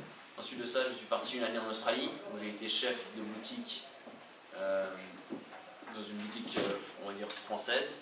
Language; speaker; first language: French; native; French